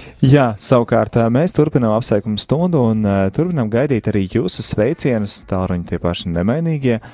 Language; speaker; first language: Latvian; native; Latvian